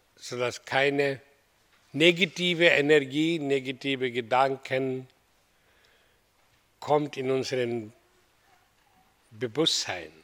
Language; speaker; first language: German; non-native, learner; Hindi